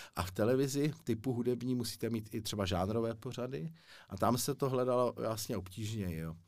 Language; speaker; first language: Czech; native; Czech